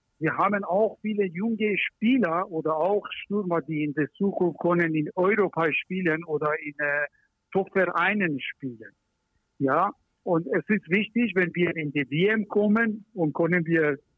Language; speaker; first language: German; non-native, learner; Persian